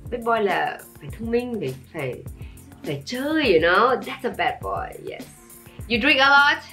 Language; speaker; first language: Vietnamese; early bilingual, heritage; Vietnamese